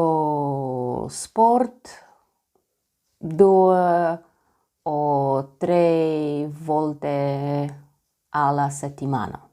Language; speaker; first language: Italian; non-native, learner; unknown